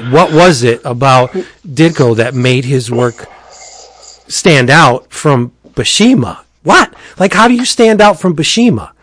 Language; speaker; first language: English; native; English